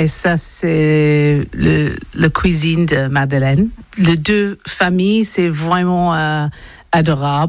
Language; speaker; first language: French; non-native, learner; English